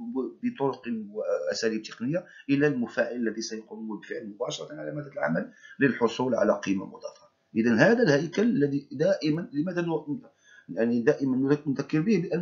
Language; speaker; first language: Arabic; native; Arabic